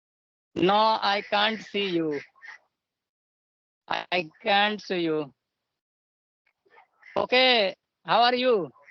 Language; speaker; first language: English; non-native, learner; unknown